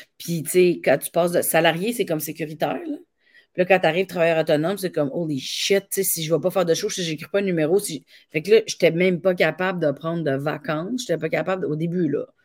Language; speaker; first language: French; native; French